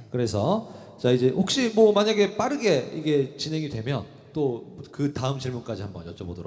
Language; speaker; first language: Korean; native; Korean